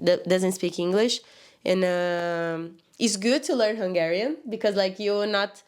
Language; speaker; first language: English; non-native, learner; Portuguese